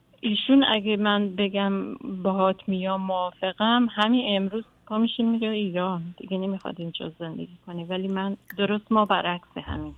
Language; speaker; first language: Persian; native; Persian